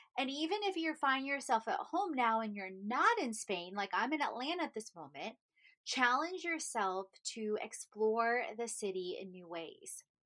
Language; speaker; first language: English; early bilingual, other home language; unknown